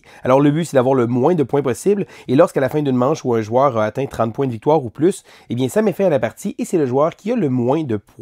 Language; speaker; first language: French; native; French